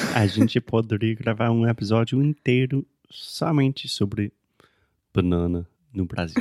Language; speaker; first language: Portuguese; non-native, fluent; English